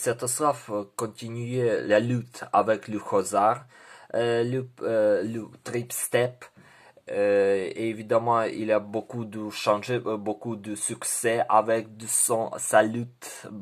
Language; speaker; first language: French; non-native, learner; Ukrainian